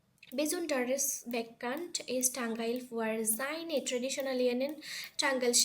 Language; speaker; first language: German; non-native, learner; Bangla